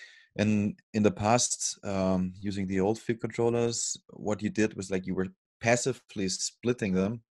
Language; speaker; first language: English; non-native, fluent; German